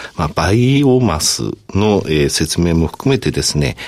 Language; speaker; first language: Japanese; native; Japanese